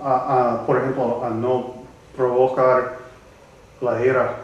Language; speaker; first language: Spanish; non-native, learner; English